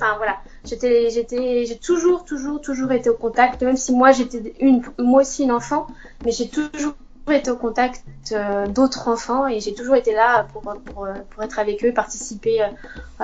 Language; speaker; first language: French; native; French